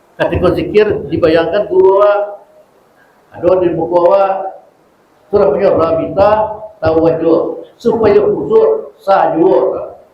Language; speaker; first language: Malay; non-native, local second language; Minangkabau